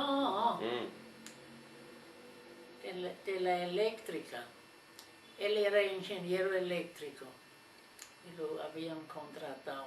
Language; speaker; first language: Spanish; non-native, fluent; German